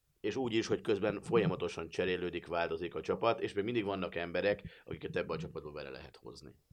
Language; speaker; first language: Hungarian; native; Hungarian